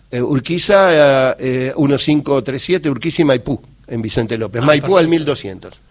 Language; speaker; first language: Spanish; native; Spanish